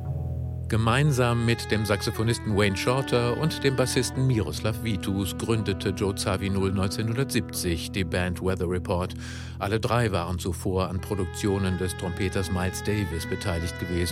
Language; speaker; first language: German; native; German